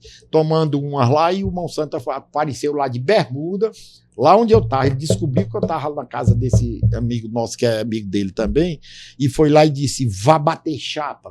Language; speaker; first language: Portuguese; native; Portuguese